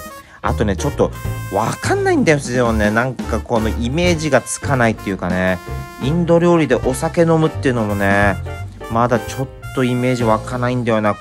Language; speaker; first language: Japanese; native; Japanese